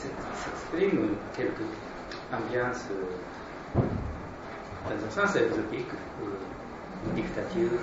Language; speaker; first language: French; non-native, learner; Japanese